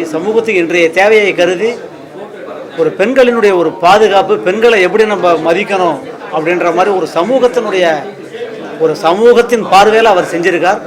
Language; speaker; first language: Tamil; native; Tamil